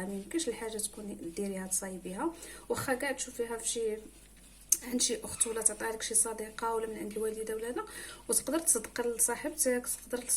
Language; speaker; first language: Arabic; native; Arabic